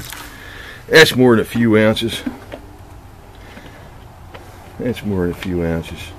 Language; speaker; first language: English; native; English